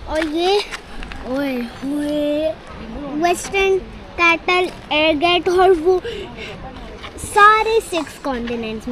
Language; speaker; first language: Hindi; early bilingual, heritage; Urdu